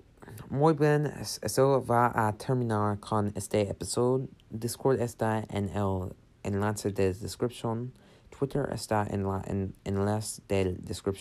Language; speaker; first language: Spanish; non-native, learner; English